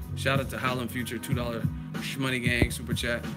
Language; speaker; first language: English; native; English